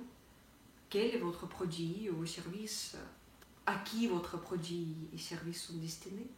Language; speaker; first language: French; non-native, fluent; Russian